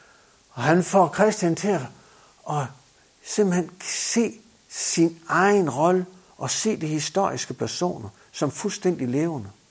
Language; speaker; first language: Danish; native; Danish